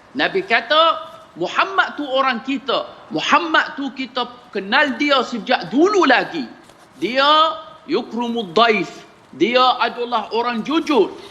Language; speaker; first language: Malay; non-native, fluent; Arabic